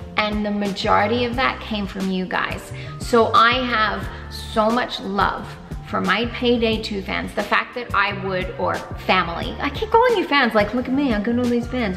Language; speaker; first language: English; native; English